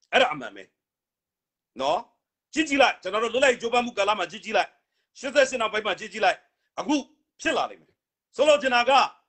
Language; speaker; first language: Burmese; native; Burmese